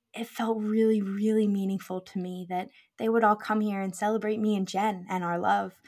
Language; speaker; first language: English; native; English